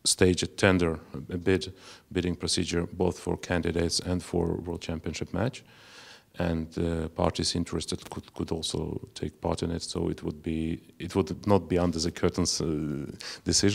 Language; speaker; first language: English; non-native, fluent; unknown